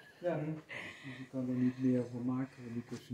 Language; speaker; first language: Dutch; native; Dutch